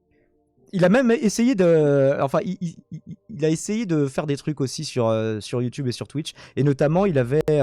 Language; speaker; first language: French; native; French